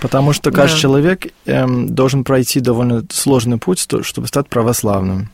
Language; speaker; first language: Russian; non-native, fluent; Afrikaans